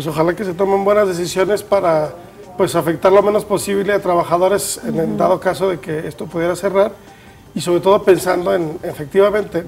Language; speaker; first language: Spanish; native; Spanish